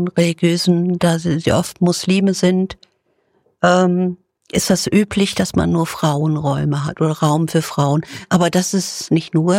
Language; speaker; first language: German; native; German